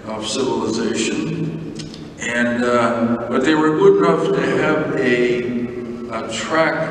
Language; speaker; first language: English; native; English